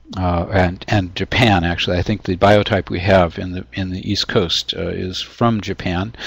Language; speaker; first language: English; native; English